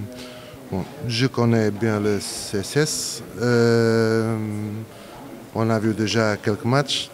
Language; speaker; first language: French; non-native, fluent; Portuguese